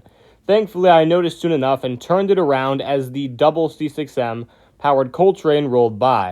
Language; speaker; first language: English; native; English